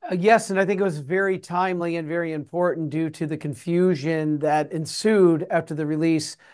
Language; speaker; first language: English; native; English